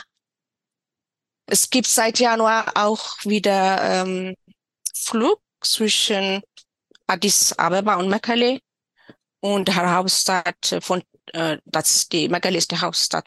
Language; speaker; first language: German; non-native, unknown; Tigrinya